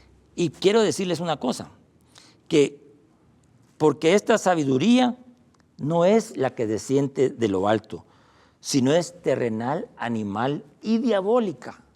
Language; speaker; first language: Spanish; native; Spanish